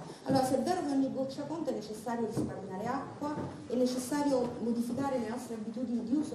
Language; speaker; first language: Italian; native; Italian